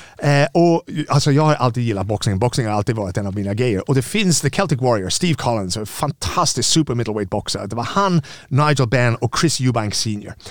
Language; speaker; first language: Swedish; non-native, fluent; English